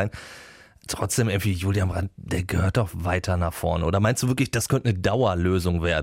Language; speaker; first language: German; native; German